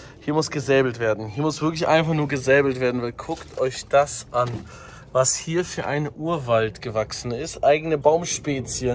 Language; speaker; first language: German; native; German